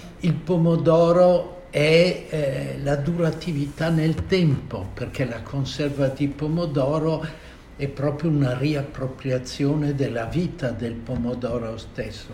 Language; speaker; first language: Italian; native; Italian